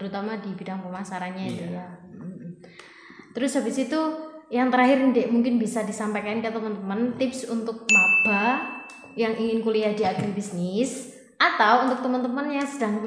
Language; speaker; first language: Indonesian; non-native, local second language; Javanese